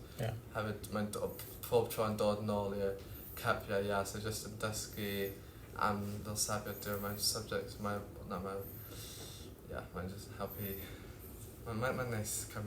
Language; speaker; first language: Welsh; non-native, local second language; English